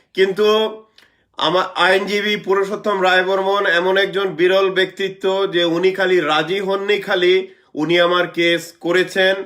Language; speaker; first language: Bangla; native; Bangla